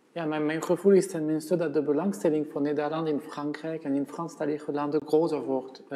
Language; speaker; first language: Dutch; non-native, fluent; French